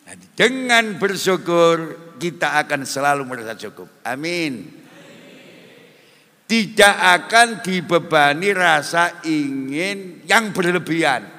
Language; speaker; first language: Indonesian; non-native, local second language; Javanese